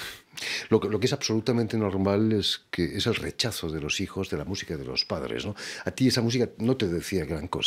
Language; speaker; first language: Spanish; native; Spanish